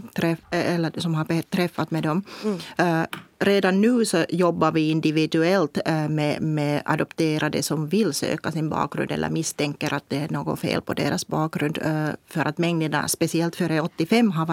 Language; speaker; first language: Swedish; non-native, local second language; Finnish